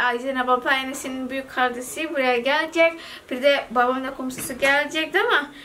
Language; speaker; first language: Turkish; non-native, learner; Indonesian